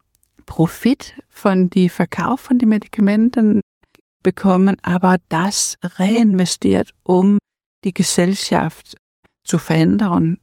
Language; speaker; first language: German; non-native, learner; Danish